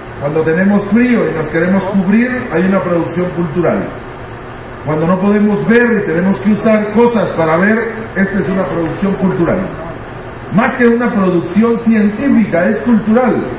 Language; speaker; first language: Spanish; non-native, local second language; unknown